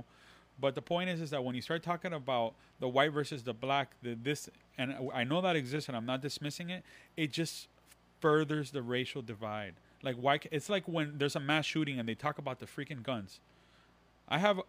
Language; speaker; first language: English; early bilingual, other home language; Spanish